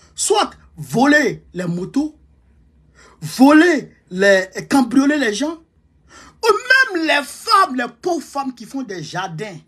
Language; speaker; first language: French; non-native, local second language; Dyula